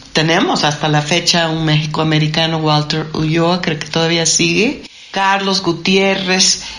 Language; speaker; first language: Spanish; non-native, fluent; English